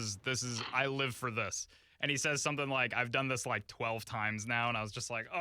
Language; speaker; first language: English; native; English